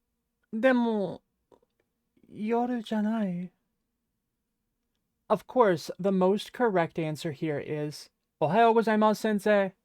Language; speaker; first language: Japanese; non-native, fluent; English